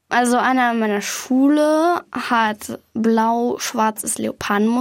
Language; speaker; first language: German; native; German